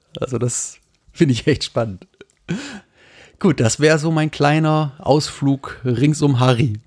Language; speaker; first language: German; native; German